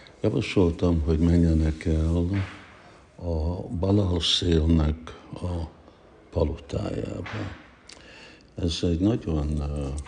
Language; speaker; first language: Hungarian; early bilingual, heritage; Hungarian